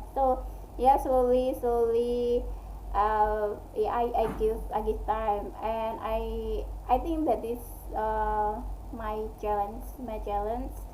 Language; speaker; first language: English; non-native, learner; Indonesian